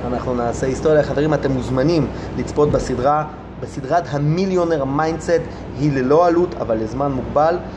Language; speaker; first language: Hebrew; early bilingual, other home language; Russian